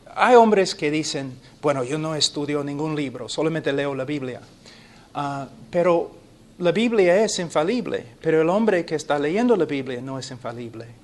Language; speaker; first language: Spanish; non-native, fluent; English